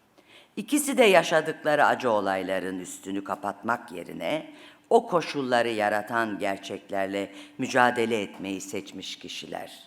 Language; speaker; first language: Turkish; native; Turkish